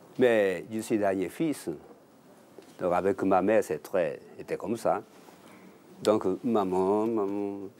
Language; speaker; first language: French; non-native, learner; Japanese